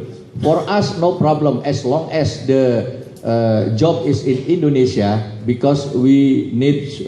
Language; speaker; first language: English; non-native, learner; Indonesian